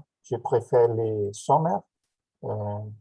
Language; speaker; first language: French; non-native, learner; Portuguese